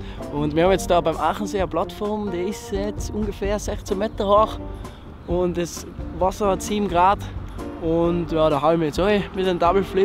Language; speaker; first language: German; native; German